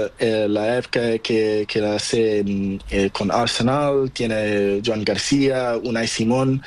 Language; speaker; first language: Spanish; non-native, learner; Portuguese